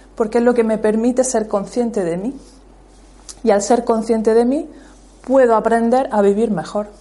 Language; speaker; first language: Spanish; native; Spanish